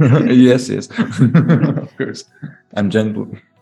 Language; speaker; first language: English; non-native, learner; Slovak